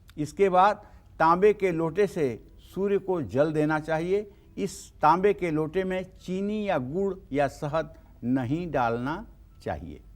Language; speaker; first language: Hindi; native; Hindi